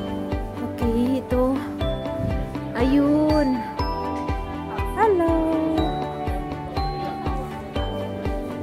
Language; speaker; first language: Filipino; native; Filipino